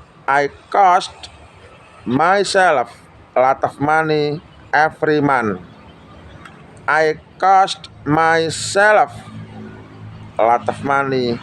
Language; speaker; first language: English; non-native, learner; Indonesian